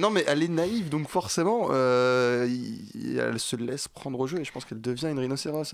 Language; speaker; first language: French; native; French